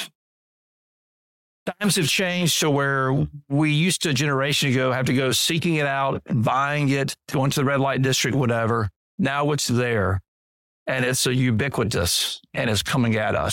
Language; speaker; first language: English; native; English